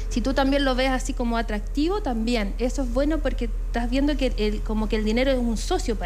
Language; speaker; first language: Spanish; native; Spanish